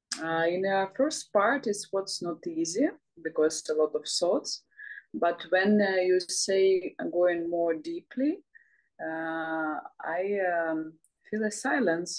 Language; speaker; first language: English; non-native, learner; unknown